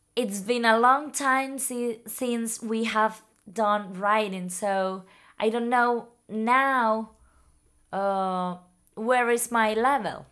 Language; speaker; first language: English; non-native, fluent; Spanish